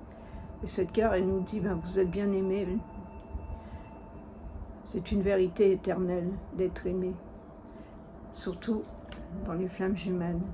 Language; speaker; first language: French; native; French